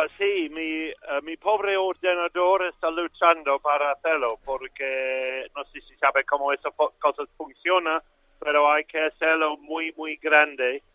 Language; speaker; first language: Spanish; non-native, fluent; English